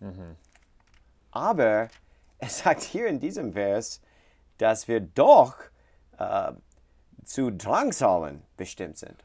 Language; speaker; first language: German; non-native, learner; English